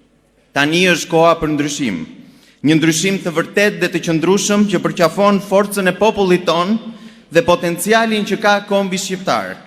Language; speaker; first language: Albanian; native; Albanian